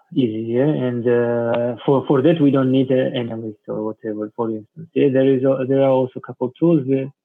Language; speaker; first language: English; non-native, fluent; Georgian